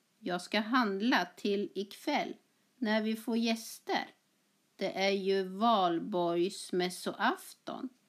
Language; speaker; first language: Swedish; native; Swedish